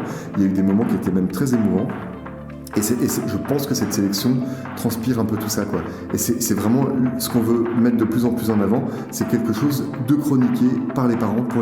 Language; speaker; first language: French; native; French